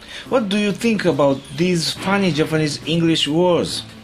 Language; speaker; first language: English; non-native, learner; Japanese